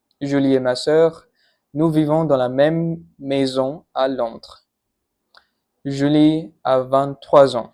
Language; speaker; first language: French; non-native, learner; Punjabi